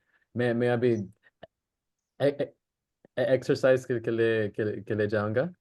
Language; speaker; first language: Hindi; non-native, local second language; English